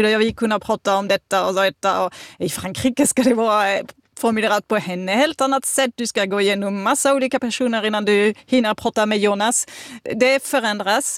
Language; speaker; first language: Swedish; non-native, fluent; French